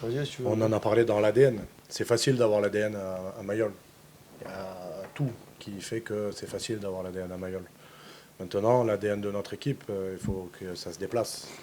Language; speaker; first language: French; native; French